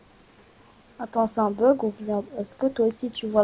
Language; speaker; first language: French; native; French